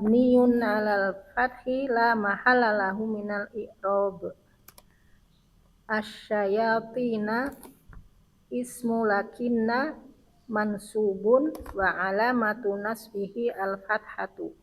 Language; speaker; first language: Arabic; non-native, learner; Indonesian